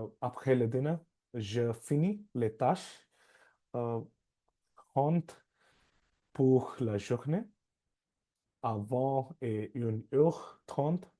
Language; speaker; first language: French; non-native, learner; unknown